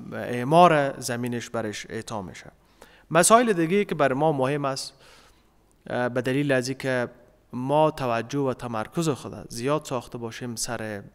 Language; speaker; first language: Persian; native; Persian